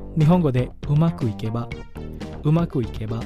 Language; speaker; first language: Japanese; non-native, fluent; Indonesian